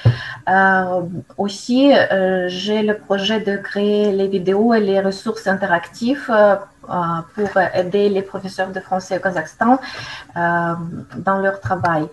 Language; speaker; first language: French; non-native, fluent; Russian